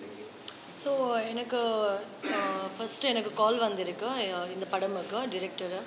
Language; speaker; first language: Tamil; non-native, learner; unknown